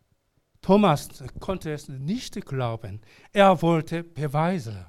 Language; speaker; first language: German; non-native, learner; Korean